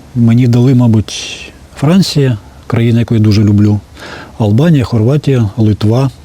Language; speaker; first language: Ukrainian; native; Ukrainian